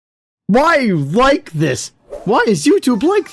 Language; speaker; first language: English; native; English